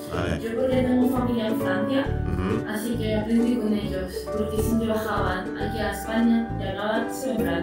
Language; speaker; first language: Spanish; early bilingual, other home language; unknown